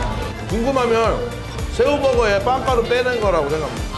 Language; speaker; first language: Korean; native; Korean